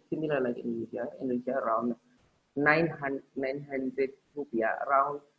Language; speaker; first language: English; non-native, learner; Indonesian